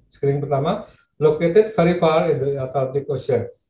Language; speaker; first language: English; non-native, fluent; Indonesian